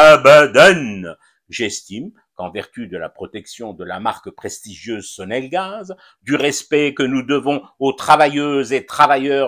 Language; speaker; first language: French; non-native, local second language; Arabic